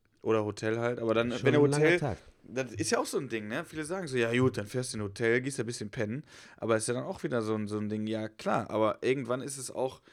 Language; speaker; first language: German; native; German